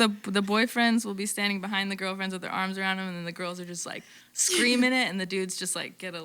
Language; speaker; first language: English; native; English